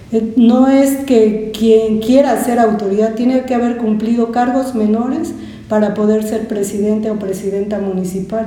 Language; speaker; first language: Spanish; native; Spanish